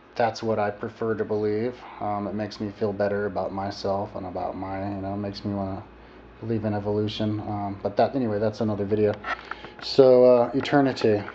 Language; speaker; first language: English; native; English